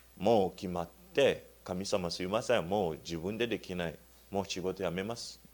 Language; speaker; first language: Japanese; non-native, learner; Luba-Lulua